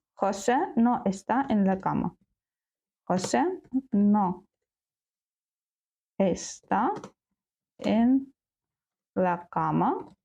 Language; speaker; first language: Spanish; non-native, learner; Ukrainian